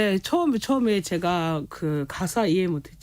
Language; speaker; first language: Korean; non-native, fluent; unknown